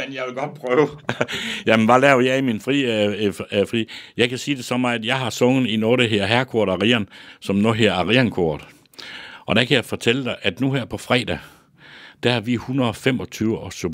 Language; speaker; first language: Danish; native; Danish